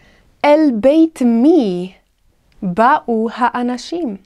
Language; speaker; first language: Hebrew; non-native, fluent; English